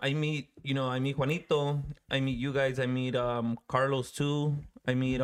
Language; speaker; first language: English; early bilingual, other home language; Spanish